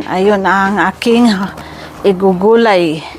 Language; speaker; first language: Filipino; native; Filipino